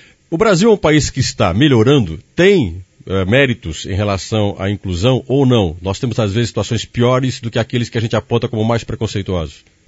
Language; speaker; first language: Portuguese; native; Portuguese